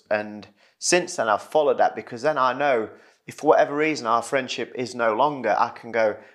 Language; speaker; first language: English; native; English